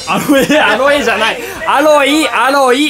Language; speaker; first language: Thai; non-native, learner; Japanese